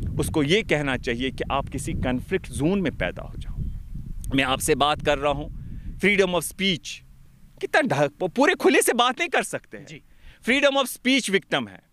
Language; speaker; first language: Hindi; non-native, local second language; Kashmiri